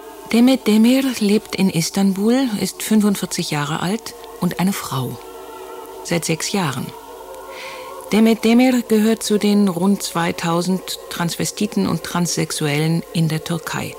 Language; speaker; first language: German; native; German